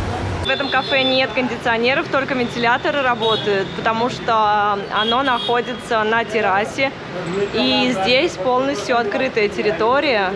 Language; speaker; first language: Russian; native; Russian